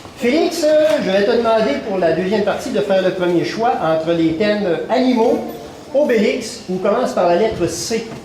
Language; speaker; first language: French; native; French